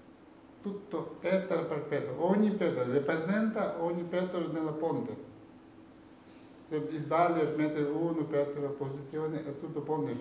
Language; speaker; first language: Italian; non-native, learner; Tibetan